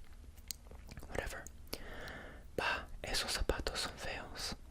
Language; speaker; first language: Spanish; non-native, learner; English